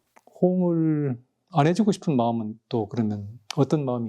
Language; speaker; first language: Korean; native; Korean